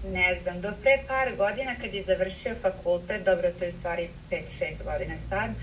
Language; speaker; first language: Serbian; early bilingual, heritage; Serbian